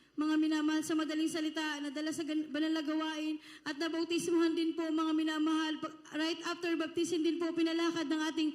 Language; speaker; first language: Filipino; native; Filipino